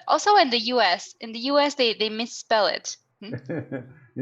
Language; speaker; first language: English; non-native, fluent; Spanish